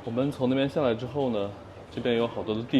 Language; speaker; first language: Chinese; native; Chinese